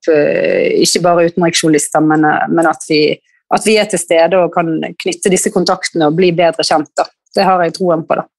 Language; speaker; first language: Norwegian; native; Norwegian